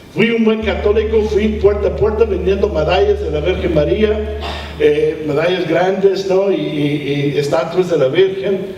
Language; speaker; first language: Spanish; early bilingual, heritage; English